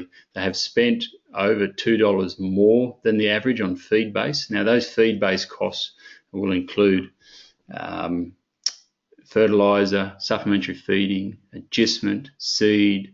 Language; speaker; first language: English; native; English